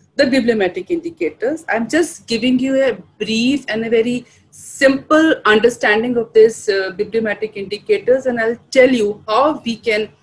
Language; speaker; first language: English; non-native, local second language; Hindi